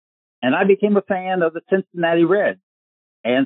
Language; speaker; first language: English; native; English